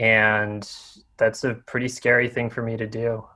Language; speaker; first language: English; native; English